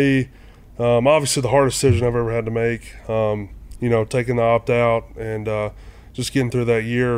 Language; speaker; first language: English; native; English